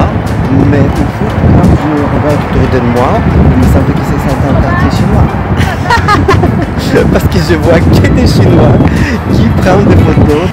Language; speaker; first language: French; non-native, fluent; Russian